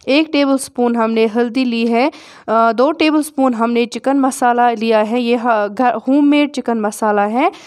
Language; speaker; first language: Urdu; non-native, local second language; Kashmiri